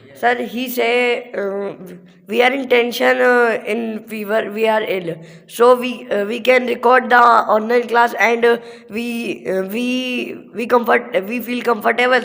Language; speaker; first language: English; non-native, learner; Hindi